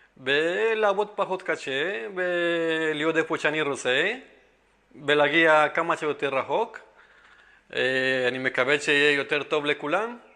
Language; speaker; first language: Hebrew; non-native, learner; Spanish